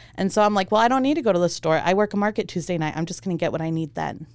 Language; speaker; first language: English; early bilingual, heritage; German